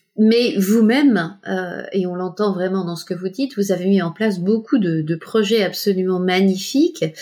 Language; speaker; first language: French; native; French